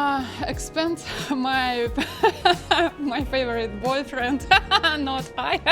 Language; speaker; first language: English; non-native, learner; Russian